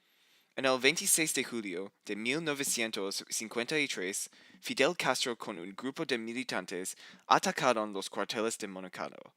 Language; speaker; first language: Spanish; non-native, learner; English